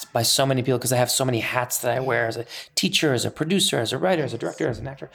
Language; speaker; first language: English; early bilingual, other home language; Persian